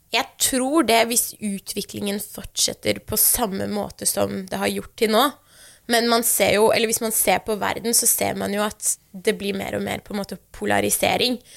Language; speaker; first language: Norwegian; early bilingual, other home language; Persian